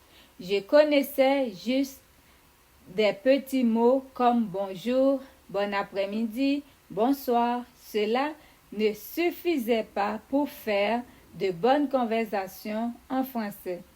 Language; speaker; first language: French; non-native, fluent; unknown